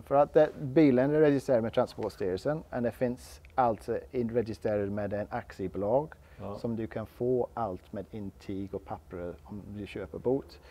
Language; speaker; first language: Swedish; non-native, learner; English